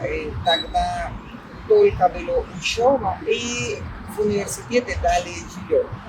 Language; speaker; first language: Russian; non-native, fluent; Spanish